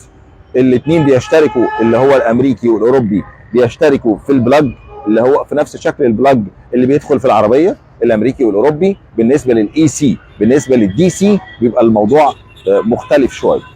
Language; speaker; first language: Arabic; native; Arabic